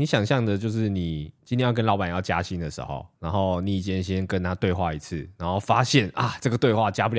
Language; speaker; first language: Chinese; native; Chinese